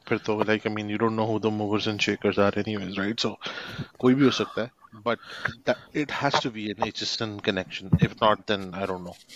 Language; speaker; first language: English; non-native, local second language; Hindi